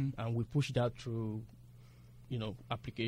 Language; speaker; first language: English; non-native, local second language; Yoruba